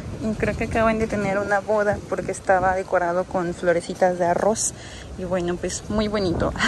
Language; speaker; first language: Spanish; native; Spanish